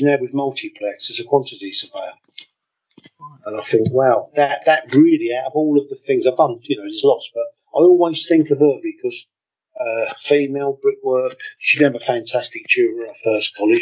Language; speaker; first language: English; native; English